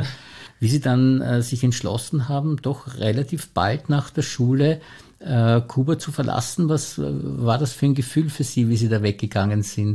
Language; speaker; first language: German; native; German